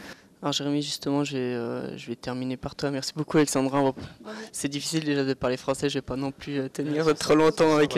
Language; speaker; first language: French; native; French